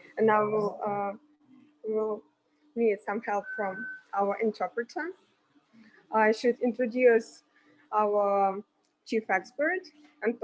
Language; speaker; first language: English; non-native, fluent; Russian